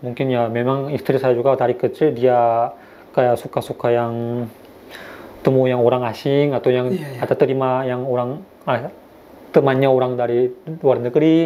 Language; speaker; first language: Indonesian; non-native, fluent; Korean